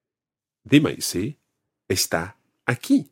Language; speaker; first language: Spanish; non-native, fluent; English